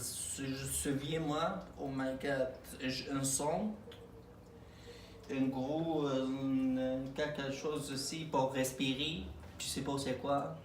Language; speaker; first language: French; non-native, learner; Arabic